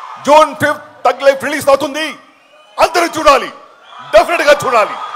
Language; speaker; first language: Telugu; non-native, local second language; Tamil